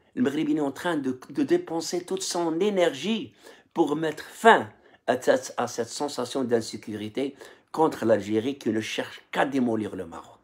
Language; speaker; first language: French; non-native, local second language; Arabic